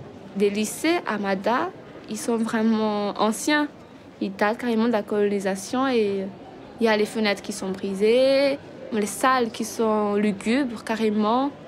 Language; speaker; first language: French; non-native, local second language; Malagasy